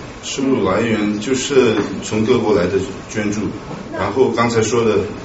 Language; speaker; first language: Chinese; non-native, local second language; Tibetan